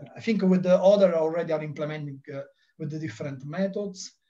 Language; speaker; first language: English; non-native, learner; Italian